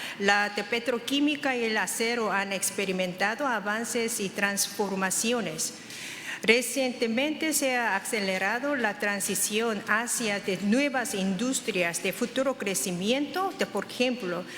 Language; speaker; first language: Spanish; non-native, fluent; Korean